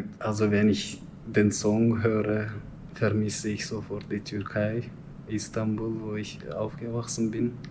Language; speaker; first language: German; non-native, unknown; Turkish